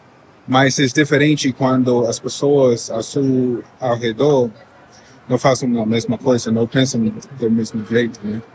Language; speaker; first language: Portuguese; non-native, fluent; English